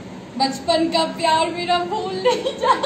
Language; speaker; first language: Hindi; non-native, local second language; Bangla